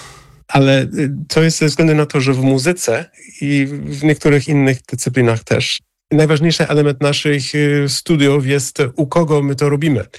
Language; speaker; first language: Polish; non-native, fluent; English